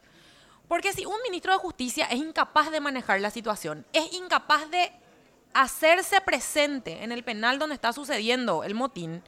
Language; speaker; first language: Spanish; native; Spanish